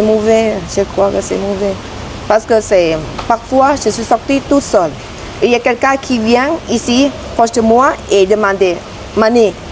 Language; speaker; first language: French; non-native, learner; Thai